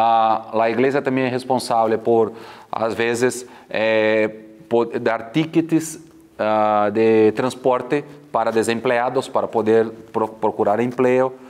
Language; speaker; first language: Spanish; non-native, fluent; Portuguese